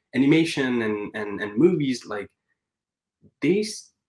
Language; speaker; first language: English; non-native, fluent; French